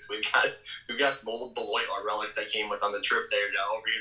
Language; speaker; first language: English; native; English